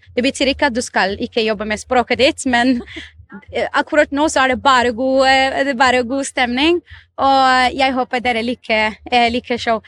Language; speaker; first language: Norwegian; non-native, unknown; Spanish